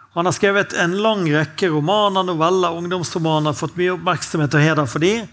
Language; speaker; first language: Norwegian; native; Norwegian